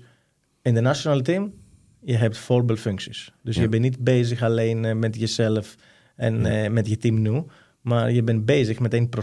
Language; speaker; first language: Dutch; non-native, fluent; Greek